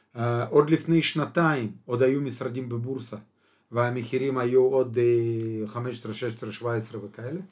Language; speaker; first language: Hebrew; non-native, fluent; Russian